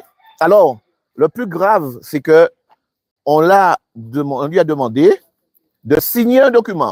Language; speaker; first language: French; native; French